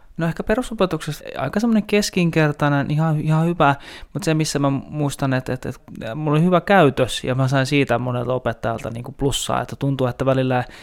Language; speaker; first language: Finnish; native; Finnish